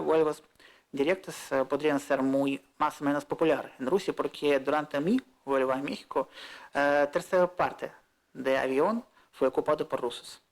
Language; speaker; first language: Spanish; non-native, fluent; Russian